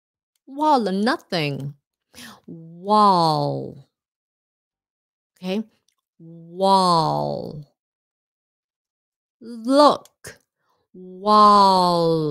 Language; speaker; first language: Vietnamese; early bilingual, heritage; Vietnamese